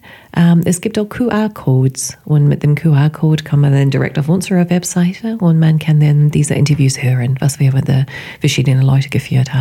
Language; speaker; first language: German; non-native, fluent; English